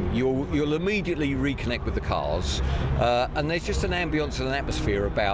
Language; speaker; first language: English; native; English